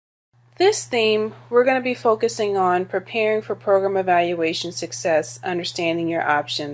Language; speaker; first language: English; native; English